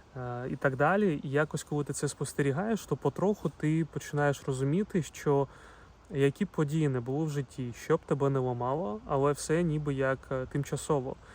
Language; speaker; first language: Ukrainian; non-native, local second language; Russian